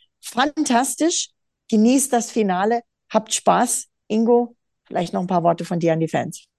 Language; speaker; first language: German; native; German